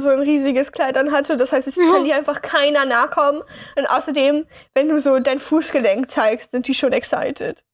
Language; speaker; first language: German; native; German